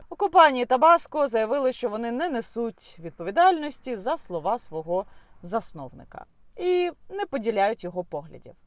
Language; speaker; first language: Ukrainian; non-native, local second language; Russian